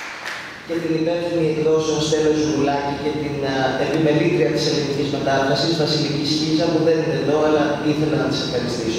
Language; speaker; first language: Greek; native; Greek